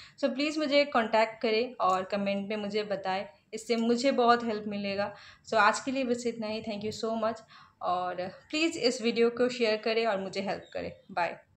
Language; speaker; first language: Hindi; non-native, local second language; Bangla